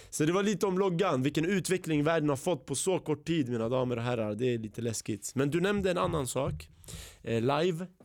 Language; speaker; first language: Swedish; early bilingual, other home language; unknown